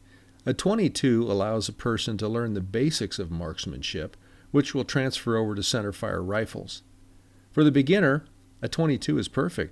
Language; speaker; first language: English; native; English